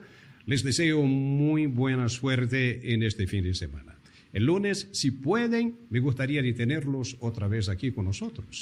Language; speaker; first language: Spanish; non-native, fluent; Portuguese